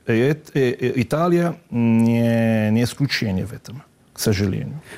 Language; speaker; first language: Russian; non-native, fluent; Italian